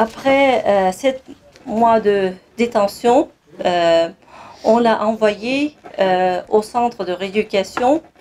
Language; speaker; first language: French; non-native, fluent; Kazakh